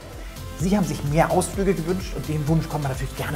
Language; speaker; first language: German; native; German